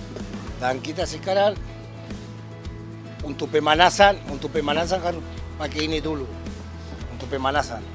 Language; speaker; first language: Indonesian; non-native, fluent; Spanish